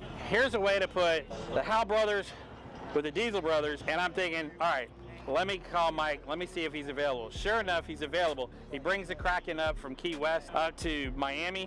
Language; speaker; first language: English; native; English